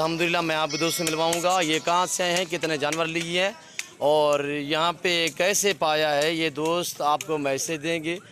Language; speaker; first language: Urdu; non-native, local second language; Saraiki